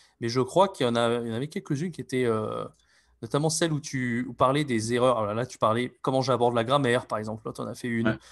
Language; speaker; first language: French; native; French